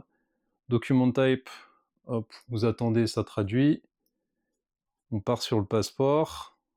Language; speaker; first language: French; native; French